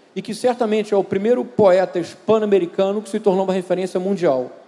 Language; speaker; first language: Portuguese; native; Portuguese